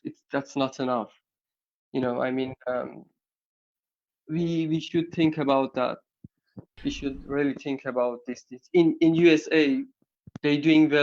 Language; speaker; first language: English; non-native, learner; Persian